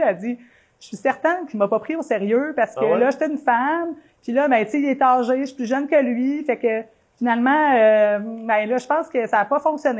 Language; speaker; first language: French; native; French